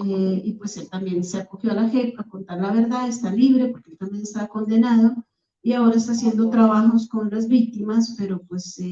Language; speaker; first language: Spanish; native; Spanish